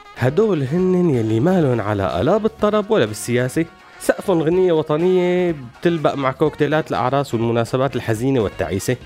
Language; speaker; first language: Arabic; native; Arabic